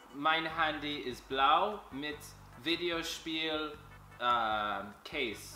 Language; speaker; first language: German; non-native, learner; English